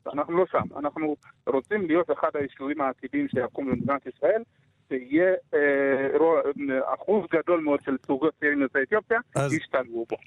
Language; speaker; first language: Hebrew; early bilingual, other home language; Amharic